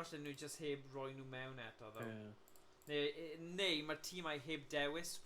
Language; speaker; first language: Welsh; native; Welsh